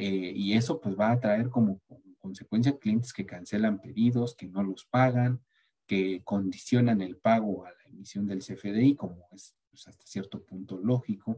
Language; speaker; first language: Spanish; native; Spanish